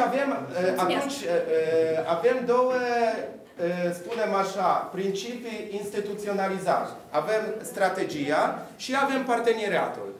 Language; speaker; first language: Romanian; non-native, fluent; Polish